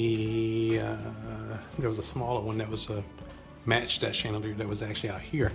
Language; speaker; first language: English; native; English